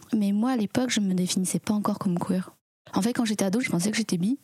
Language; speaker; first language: French; early bilingual, other home language; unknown